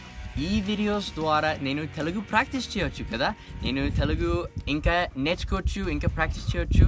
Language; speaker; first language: Telugu; non-native, learner; English